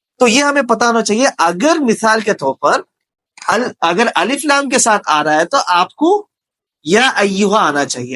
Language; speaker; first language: Urdu; native; Urdu